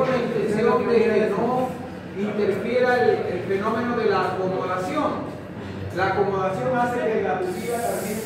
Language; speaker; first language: Spanish; native; Spanish